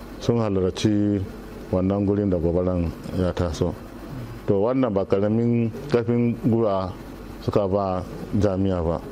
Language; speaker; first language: Hausa; native; Hausa